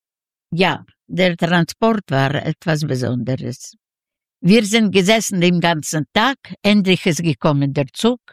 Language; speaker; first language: German; non-native, learner; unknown